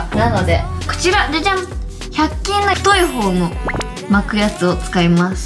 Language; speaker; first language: Japanese; native; Japanese